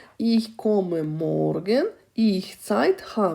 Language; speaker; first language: German; non-native, fluent; Ukrainian